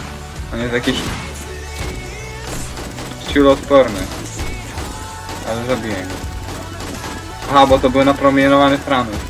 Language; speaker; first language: Polish; native; Polish